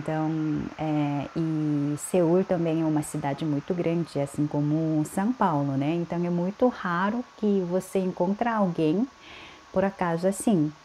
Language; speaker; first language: Portuguese; non-native, fluent; Korean